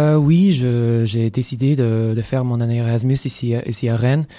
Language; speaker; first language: French; non-native, learner; English